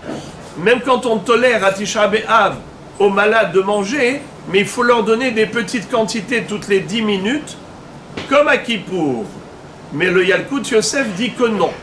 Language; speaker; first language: French; native; French